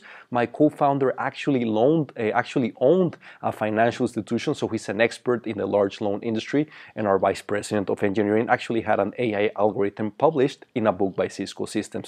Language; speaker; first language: English; non-native, fluent; Spanish